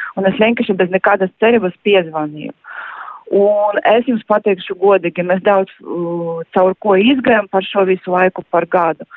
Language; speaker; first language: Latvian; non-native, local second language; Russian